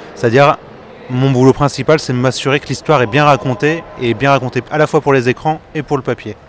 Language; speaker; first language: French; native; French